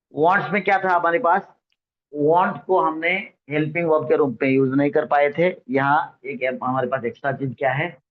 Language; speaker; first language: Hindi; non-native, local second language; Marathi